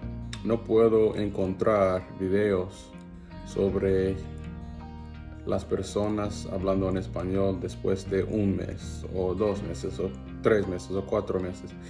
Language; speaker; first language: Spanish; non-native, learner; English